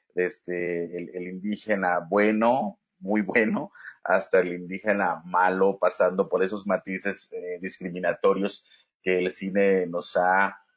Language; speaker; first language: Spanish; native; Spanish